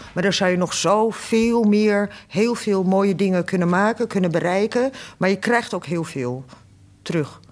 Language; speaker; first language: Dutch; early bilingual, other home language; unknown